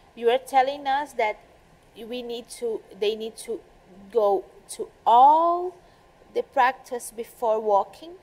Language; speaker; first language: English; non-native, learner; Portuguese